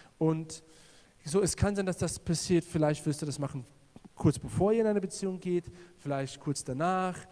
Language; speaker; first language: German; native; German